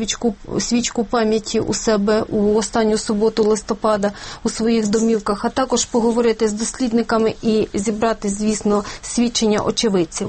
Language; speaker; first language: Ukrainian; native; Ukrainian